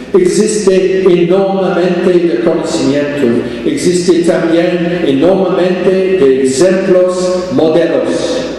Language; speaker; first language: Spanish; non-native, fluent; English